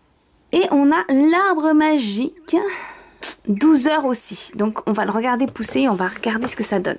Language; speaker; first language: French; native; French